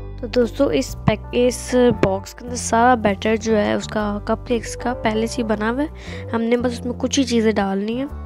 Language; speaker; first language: Urdu; native; Urdu